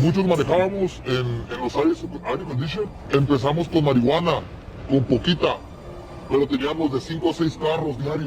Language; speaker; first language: Spanish; native; Spanish